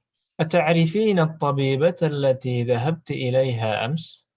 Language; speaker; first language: Arabic; non-native, fluent; Indonesian